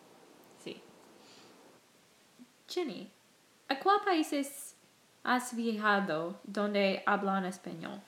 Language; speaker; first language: Spanish; non-native, learner; English